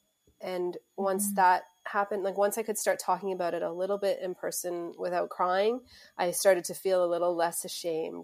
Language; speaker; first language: English; native; English